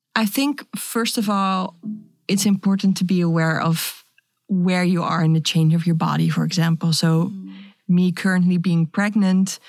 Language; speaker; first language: English; non-native, fluent; Dutch